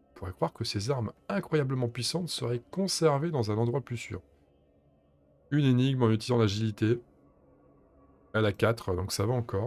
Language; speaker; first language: French; native; French